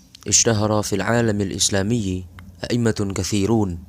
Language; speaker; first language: Arabic; non-native, learner; Indonesian